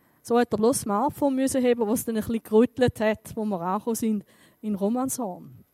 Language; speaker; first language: German; native; German